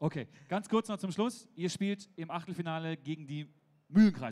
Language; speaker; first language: German; native; German